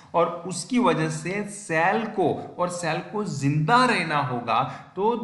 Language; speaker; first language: Hindi; non-native, local second language; Gujarati